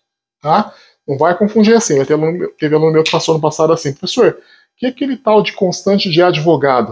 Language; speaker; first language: Portuguese; native; Portuguese